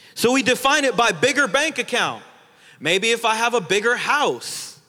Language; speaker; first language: English; early bilingual, other home language; Filipino